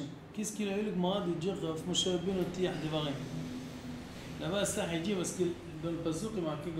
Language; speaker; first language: French; native; French